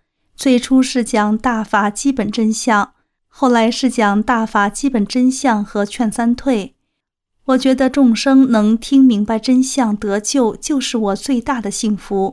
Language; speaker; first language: Chinese; native; Chinese